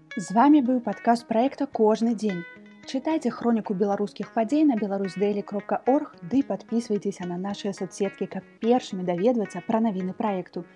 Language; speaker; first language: Belarusian; native; Belarusian